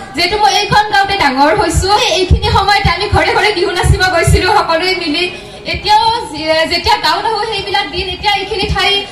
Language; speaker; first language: Assamese; native; Assamese